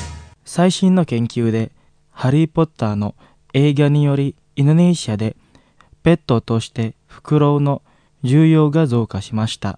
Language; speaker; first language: Japanese; non-native, fluent; Indonesian